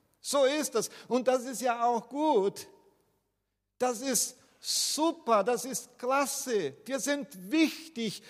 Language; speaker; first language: German; non-native, fluent; Portuguese